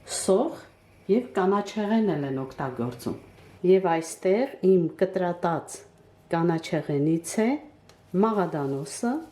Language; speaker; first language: Armenian; non-native, local second language; Kurdish